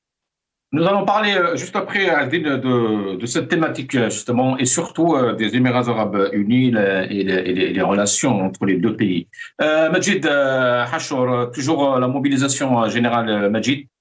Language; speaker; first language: French; non-native, local second language; Arabic